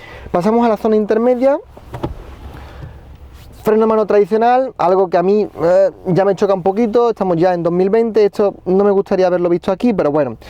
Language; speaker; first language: Spanish; native; Spanish